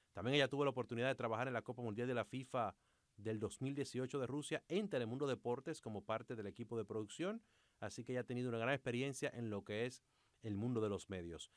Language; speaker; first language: Spanish; native; Spanish